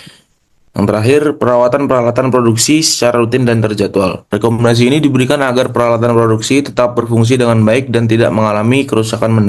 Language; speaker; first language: Indonesian; native; Indonesian